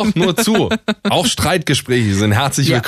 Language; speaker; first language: German; native; German